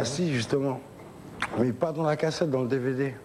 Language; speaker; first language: French; native; French